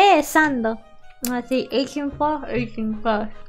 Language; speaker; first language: Spanish; early bilingual, heritage; English